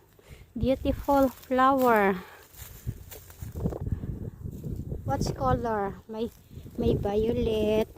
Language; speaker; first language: English; non-native, learner; Filipino